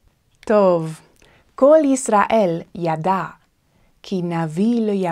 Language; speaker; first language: Hebrew; non-native, fluent; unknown